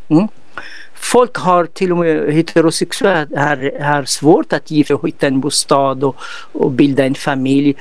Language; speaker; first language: Swedish; non-native, fluent; Arabic